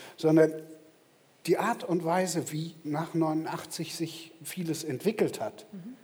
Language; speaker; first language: German; native; German